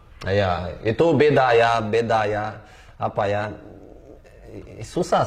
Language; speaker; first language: Indonesian; non-native, fluent; Portuguese